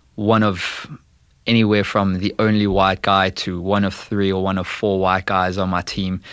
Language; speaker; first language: English; native; English